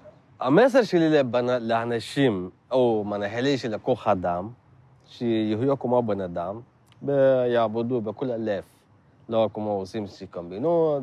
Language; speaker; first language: Hebrew; non-native, learner; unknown